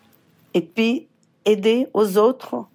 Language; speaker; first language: French; non-native, fluent; Ukrainian